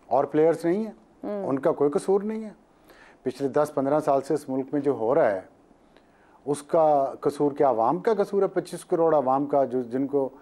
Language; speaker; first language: Urdu; non-native, local second language; Punjabi